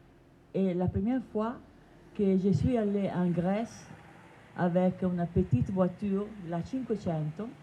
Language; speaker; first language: French; non-native, learner; Italian